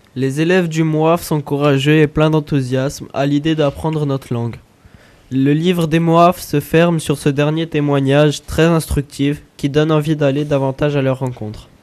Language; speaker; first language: French; native; French